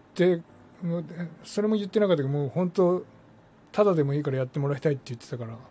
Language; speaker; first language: Japanese; native; Japanese